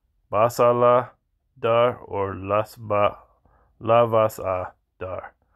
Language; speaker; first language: Spanish; non-native, learner; English